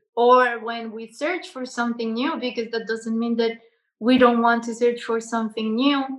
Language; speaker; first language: English; non-native, learner; Spanish